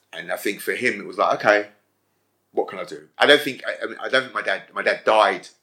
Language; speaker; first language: English; native; English